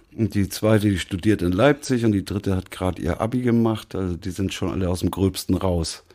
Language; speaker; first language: German; native; German